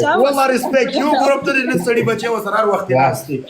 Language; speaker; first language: English; non-native, learner; Pashto